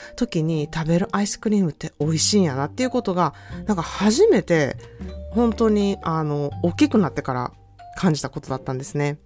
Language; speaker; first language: Japanese; native; Japanese